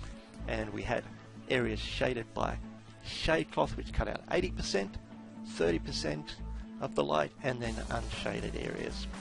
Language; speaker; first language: English; native; English